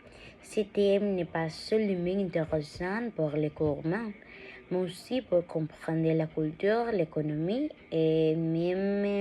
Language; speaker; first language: French; non-native, learner; Spanish